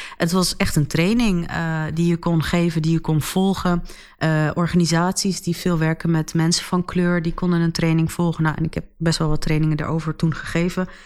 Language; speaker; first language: Dutch; early bilingual, other home language; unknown